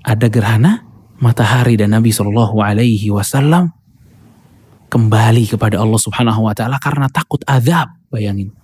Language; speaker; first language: Indonesian; native; Indonesian